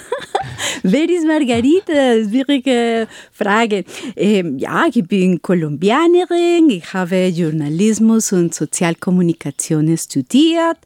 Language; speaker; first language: German; non-native, learner; Spanish